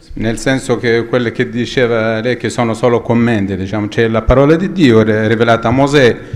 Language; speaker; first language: Italian; non-native, fluent; Arabic